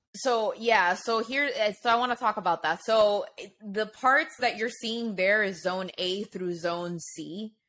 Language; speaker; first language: English; native; English